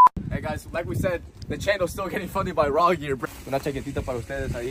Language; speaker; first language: English; early bilingual, other home language; Spanish